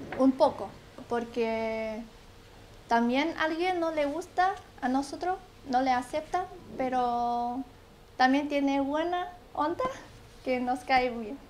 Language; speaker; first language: Spanish; early bilingual, other home language; Chinese